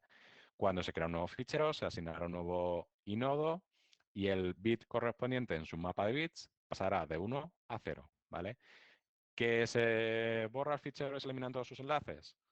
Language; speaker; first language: Spanish; native; Spanish